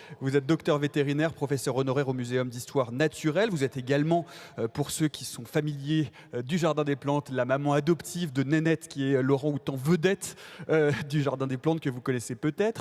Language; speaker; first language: French; native; French